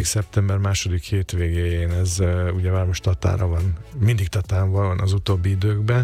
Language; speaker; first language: Hungarian; native; Hungarian